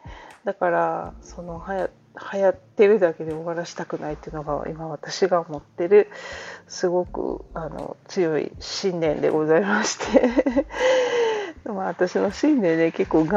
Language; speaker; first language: Japanese; native; Japanese